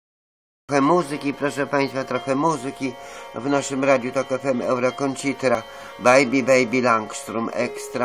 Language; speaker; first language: Polish; native; Polish